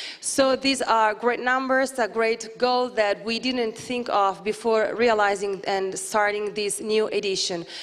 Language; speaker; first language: English; non-native, fluent; Italian